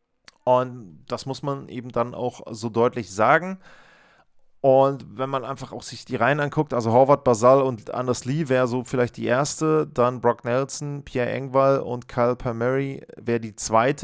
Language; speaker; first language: German; native; German